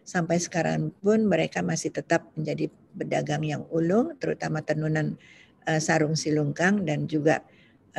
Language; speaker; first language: Indonesian; native; Indonesian